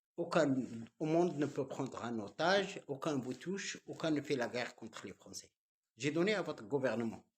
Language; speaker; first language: French; non-native, local second language; Arabic